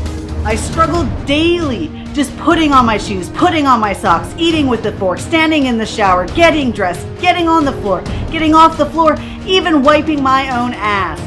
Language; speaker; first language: English; native; English